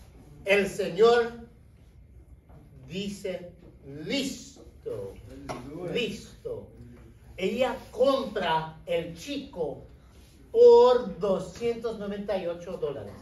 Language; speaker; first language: Spanish; non-native, fluent; English